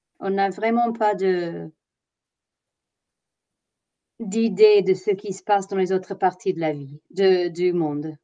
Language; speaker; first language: French; non-native, fluent; English